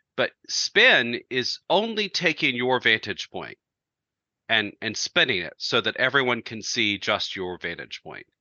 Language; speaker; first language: English; native; English